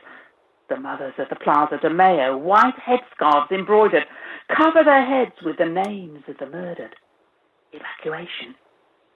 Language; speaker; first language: English; native; English